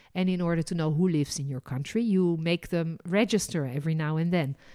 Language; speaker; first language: English; non-native, fluent; Dutch